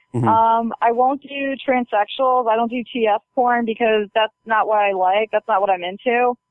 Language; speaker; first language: English; native; English